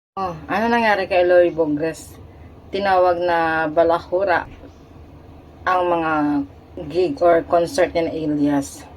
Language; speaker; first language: Filipino; non-native, local second language; Hiligaynon